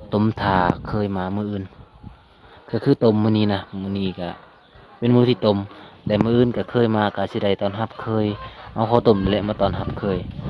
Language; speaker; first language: Lao; non-native, local second language; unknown